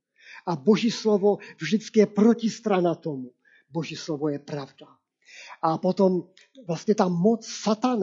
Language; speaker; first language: Czech; non-native, local second language; Polish